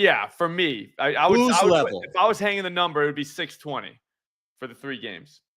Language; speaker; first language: English; native; English